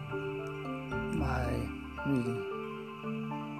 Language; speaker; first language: English; non-native, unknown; Portuguese